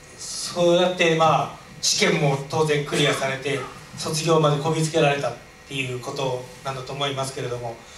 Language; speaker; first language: Japanese; native; Japanese